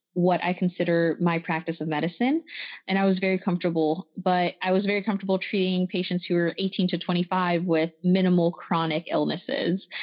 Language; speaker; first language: English; early bilingual, other home language; French